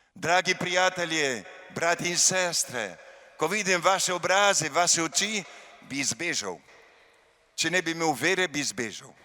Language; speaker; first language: Slovenian; early bilingual, heritage; Slovenian